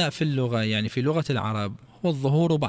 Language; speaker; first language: Arabic; native; Arabic